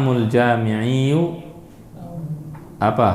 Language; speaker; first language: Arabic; non-native, fluent; Indonesian